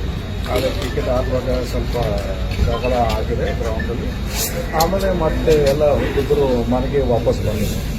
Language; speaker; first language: Kannada; non-native, fluent; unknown